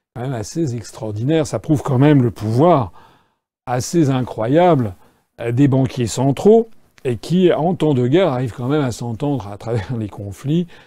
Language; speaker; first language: French; native; French